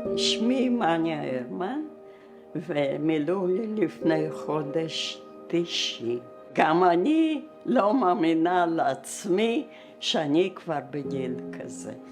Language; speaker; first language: Hebrew; early bilingual, other home language; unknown